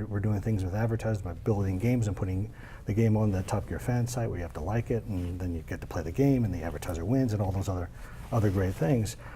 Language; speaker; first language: English; native; English